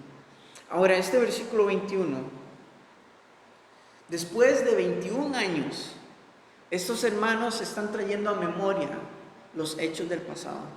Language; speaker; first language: Spanish; native; Spanish